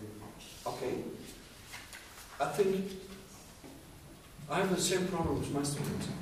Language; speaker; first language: English; non-native, learner; German